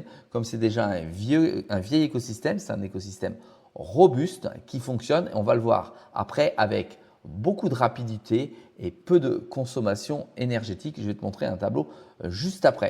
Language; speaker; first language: French; native; French